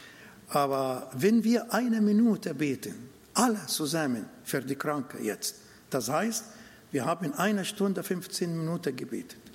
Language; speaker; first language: German; non-native, fluent; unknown